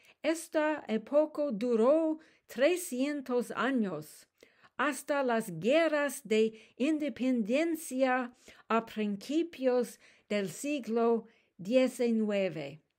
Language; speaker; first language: Spanish; non-native, learner; English